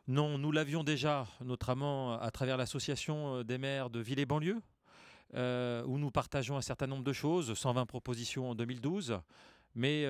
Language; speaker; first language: French; native; French